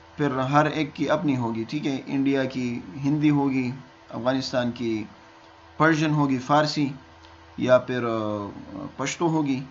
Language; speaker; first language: Urdu; non-native, local second language; Pashto